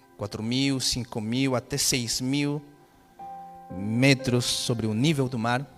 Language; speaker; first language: Portuguese; non-native, fluent; Spanish